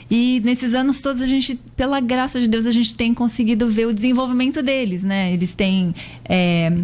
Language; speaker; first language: Portuguese; native; Portuguese